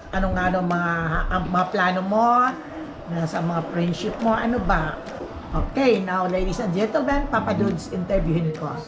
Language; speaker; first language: Filipino; non-native, local second language; Cebuano